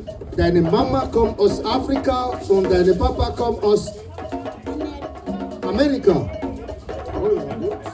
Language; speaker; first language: German; non-native, learner; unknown